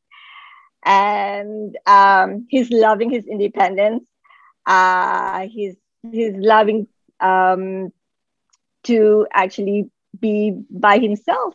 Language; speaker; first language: English; non-native, local second language; Malay